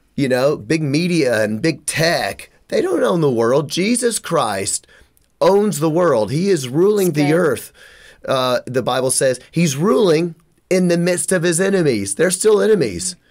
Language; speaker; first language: English; native; English